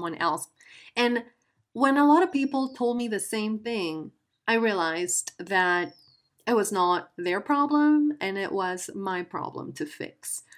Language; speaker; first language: English; non-native, fluent; Spanish